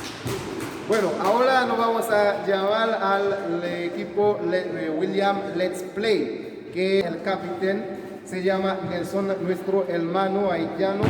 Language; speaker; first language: Spanish; non-native, learner; Haitian Creole